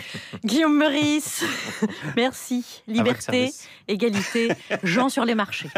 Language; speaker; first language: French; native; French